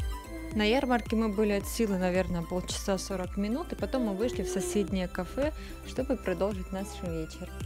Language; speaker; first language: Russian; native; Russian